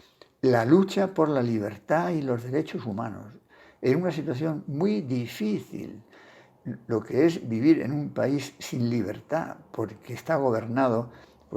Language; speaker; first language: Spanish; native; Spanish